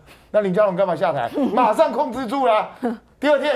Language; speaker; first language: Chinese; native; Chinese